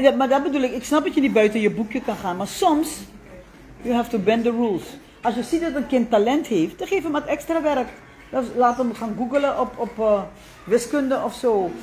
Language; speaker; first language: Dutch; native; Dutch